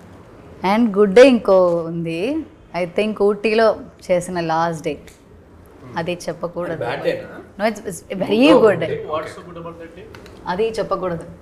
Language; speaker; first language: Telugu; non-native, fluent; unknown